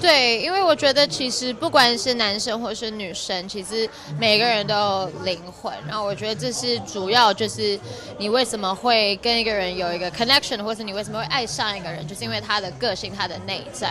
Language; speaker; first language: Chinese; non-native, fluent; English